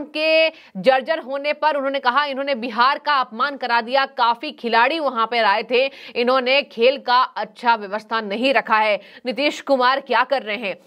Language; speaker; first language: Hindi; native; Hindi